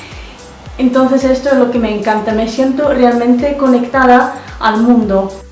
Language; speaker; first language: Spanish; non-native, fluent; Russian